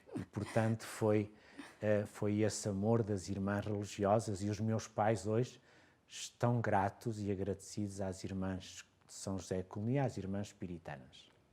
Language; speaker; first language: Portuguese; native; Portuguese